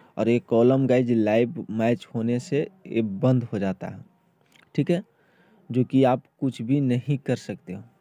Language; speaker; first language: Hindi; native; Hindi